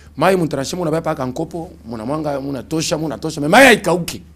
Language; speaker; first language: French; non-native, local second language; Swahili